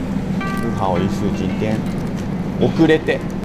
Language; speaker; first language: Chinese; non-native, learner; Japanese